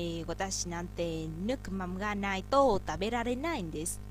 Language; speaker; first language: Japanese; non-native, learner; Vietnamese